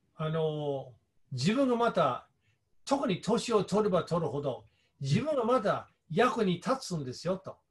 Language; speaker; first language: Japanese; non-native, fluent; English